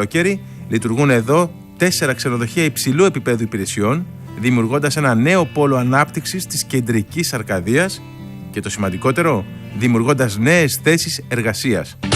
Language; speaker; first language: Greek; native; Greek